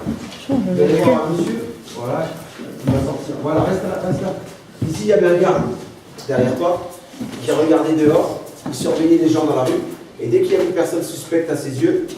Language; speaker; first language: French; native; French